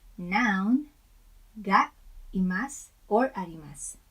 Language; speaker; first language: Japanese; non-native, learner; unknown